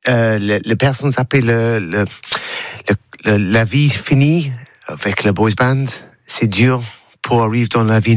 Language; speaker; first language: French; non-native, learner; English